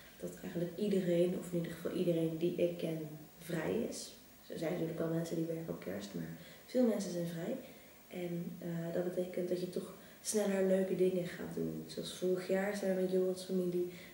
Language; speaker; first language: Dutch; native; Dutch